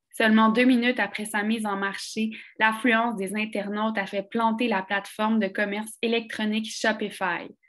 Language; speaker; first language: French; native; French